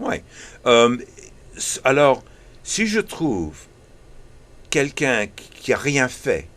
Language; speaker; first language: French; early bilingual, heritage; English